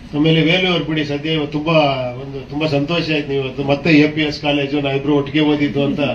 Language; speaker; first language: Kannada; native; Kannada